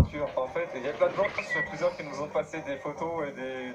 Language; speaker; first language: French; native; French